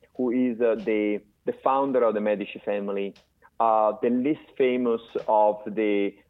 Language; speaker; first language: English; non-native, fluent; Italian